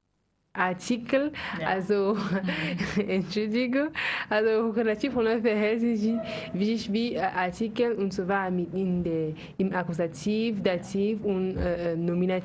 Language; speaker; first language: German; non-native, fluent; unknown